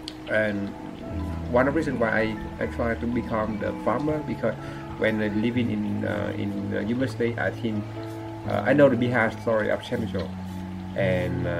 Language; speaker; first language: English; non-native, learner; Vietnamese